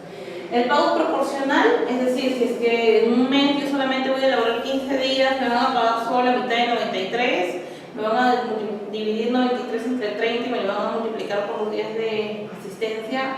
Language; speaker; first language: Spanish; native; Spanish